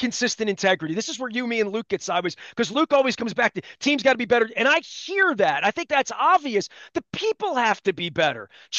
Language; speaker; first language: English; native; English